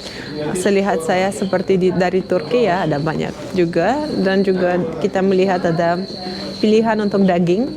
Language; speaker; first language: Indonesian; non-native, fluent; Russian